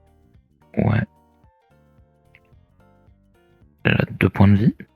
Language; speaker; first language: French; native; French